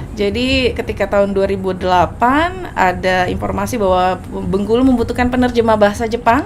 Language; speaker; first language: Indonesian; native; Indonesian